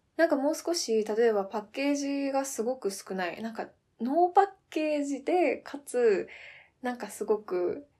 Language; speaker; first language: Japanese; early bilingual, heritage; Japanese